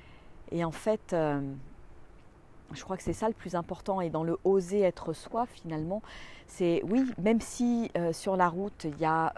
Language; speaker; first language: French; native; French